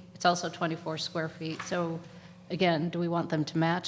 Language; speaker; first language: English; native; English